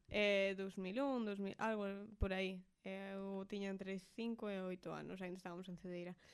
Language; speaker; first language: Galician; native; Galician